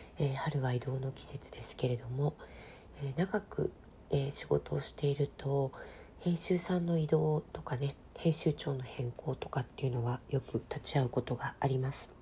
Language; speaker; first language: Japanese; native; Japanese